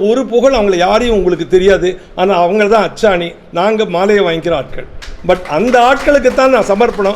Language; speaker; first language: Tamil; native; Tamil